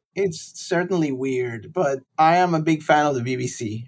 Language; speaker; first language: English; non-native, fluent; Spanish